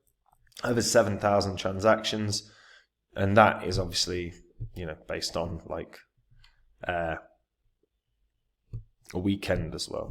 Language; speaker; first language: English; native; English